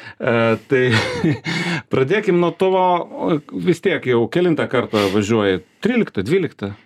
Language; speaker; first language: Lithuanian; native; Lithuanian